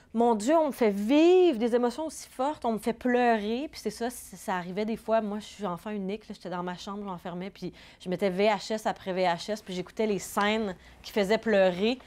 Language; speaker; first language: French; native; French